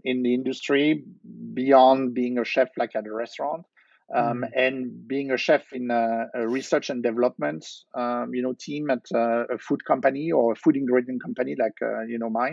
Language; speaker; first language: English; non-native, fluent; French